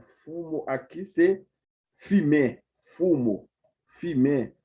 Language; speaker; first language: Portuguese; non-native, fluent; Haitian Creole